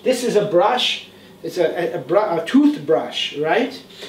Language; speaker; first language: English; native; English